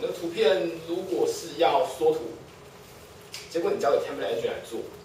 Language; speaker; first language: Chinese; native; Chinese